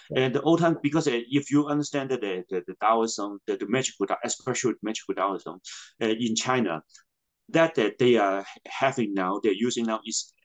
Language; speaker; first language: English; non-native, local second language; Cantonese